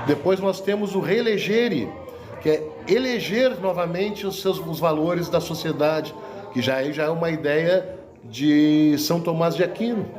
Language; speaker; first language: Portuguese; native; Portuguese